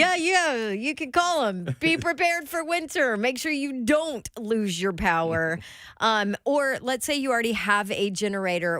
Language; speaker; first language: English; native; English